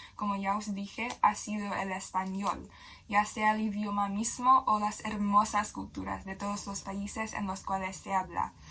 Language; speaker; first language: Spanish; non-native, fluent; English